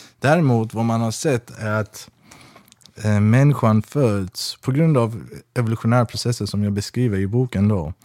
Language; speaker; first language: Swedish; early bilingual, other home language; Persian